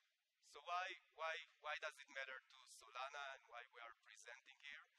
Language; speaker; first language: English; non-native, fluent; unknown